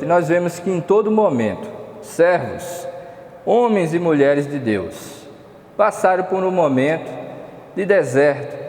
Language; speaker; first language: Portuguese; native; Portuguese